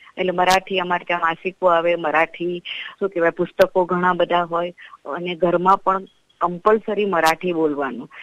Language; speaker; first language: Gujarati; non-native, local second language; Marathi